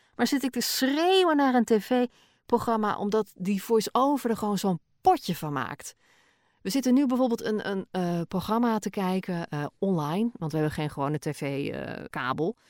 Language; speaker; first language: Dutch; native; Dutch